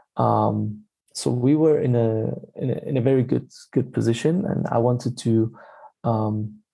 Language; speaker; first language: English; non-native, fluent; German